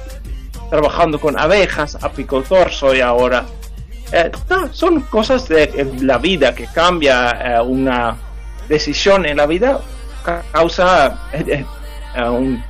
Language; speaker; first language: Spanish; non-native, fluent; Dutch